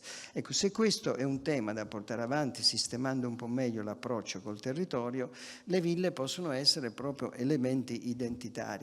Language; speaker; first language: Italian; native; Italian